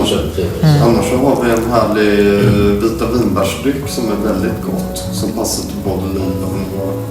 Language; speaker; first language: Swedish; native; Swedish